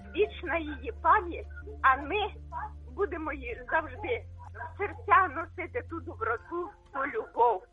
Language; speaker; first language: Ukrainian; native; Ukrainian